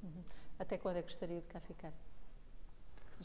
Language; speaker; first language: Portuguese; native; Portuguese